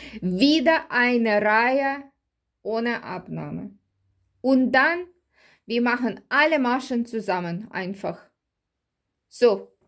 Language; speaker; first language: German; non-native, learner; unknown